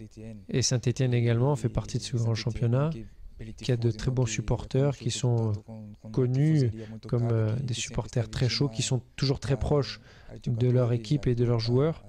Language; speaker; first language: French; non-native, fluent; Portuguese